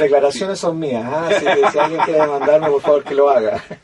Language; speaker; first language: Spanish; native; Spanish